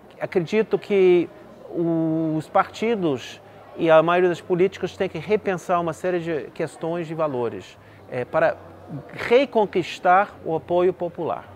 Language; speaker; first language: Portuguese; non-native, fluent; English